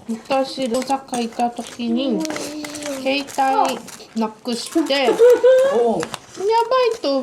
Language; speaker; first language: Japanese; non-native, fluent; Korean